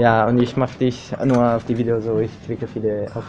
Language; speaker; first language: German; non-native, learner; Italian